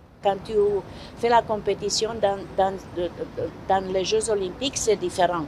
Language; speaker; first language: French; non-native, learner; Romanian